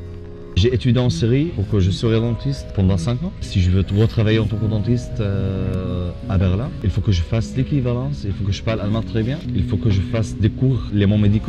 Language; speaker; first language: French; non-native, fluent; Arabic